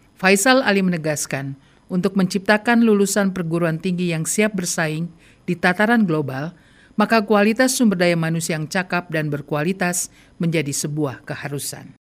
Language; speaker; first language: Indonesian; native; Indonesian